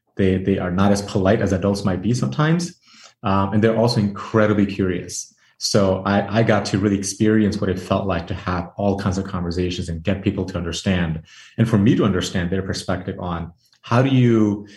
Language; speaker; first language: English; early bilingual, other home language; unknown